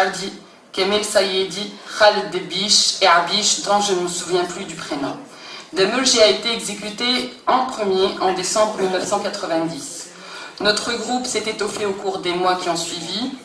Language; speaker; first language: French; non-native, local second language; Arabic